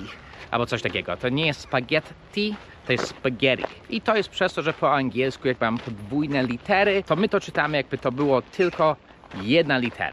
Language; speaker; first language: Polish; early bilingual, heritage; Polish